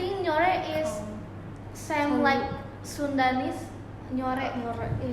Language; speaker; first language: English; non-native, learner; Indonesian